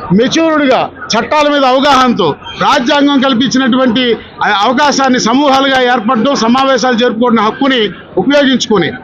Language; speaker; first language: Telugu; native; Telugu